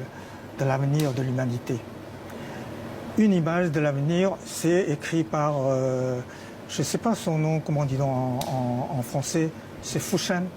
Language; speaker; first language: French; non-native, fluent; Chinese